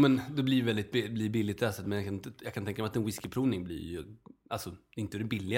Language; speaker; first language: Swedish; native; Swedish